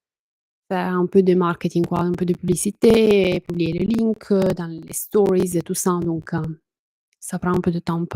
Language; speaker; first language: French; non-native, fluent; Italian